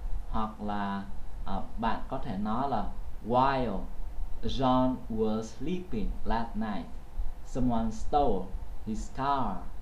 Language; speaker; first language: English; non-native, fluent; Vietnamese